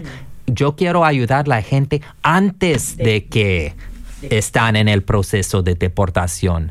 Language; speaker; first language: Spanish; non-native, learner; English